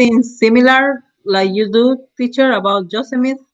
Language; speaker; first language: English; non-native, learner; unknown